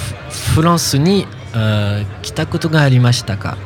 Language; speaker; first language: Japanese; non-native, learner; French